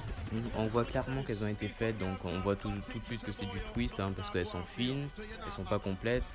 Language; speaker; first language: French; native; French